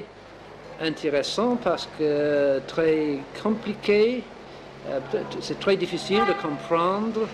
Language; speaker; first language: French; non-native, learner; English